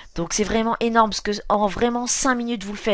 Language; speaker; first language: French; native; French